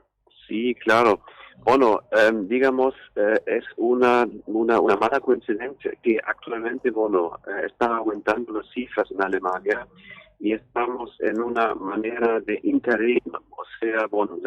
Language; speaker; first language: Spanish; non-native, fluent; German